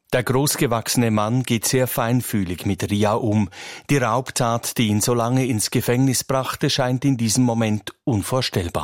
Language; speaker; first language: German; native; German